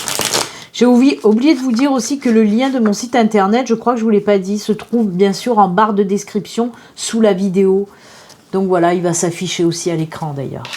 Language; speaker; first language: French; native; French